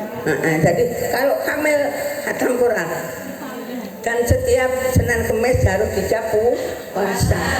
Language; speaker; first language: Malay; non-native, local second language; Javanese